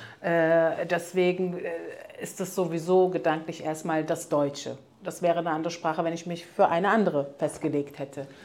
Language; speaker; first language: German; early bilingual, other home language; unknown